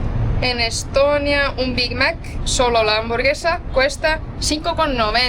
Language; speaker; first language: Spanish; non-native, fluent; Estonian